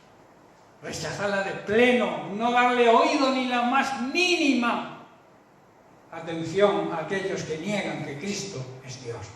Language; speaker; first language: Spanish; native; Spanish